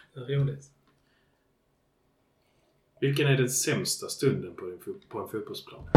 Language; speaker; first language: Swedish; native; Swedish